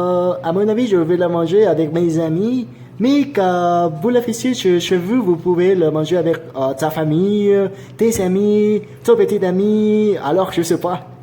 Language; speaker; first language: French; non-native, learner; Spanish